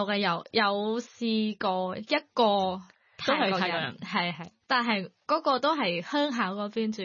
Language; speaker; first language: Cantonese; non-native, fluent; Thai